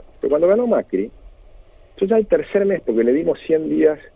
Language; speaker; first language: Spanish; native; Spanish